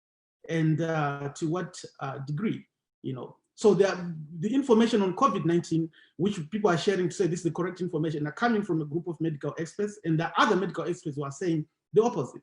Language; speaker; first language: English; non-native, local second language; Shona